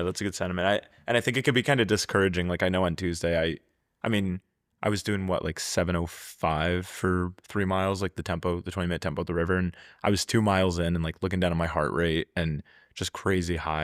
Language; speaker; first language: English; native; English